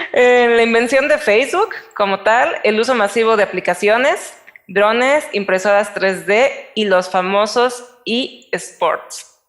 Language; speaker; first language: Spanish; native; Spanish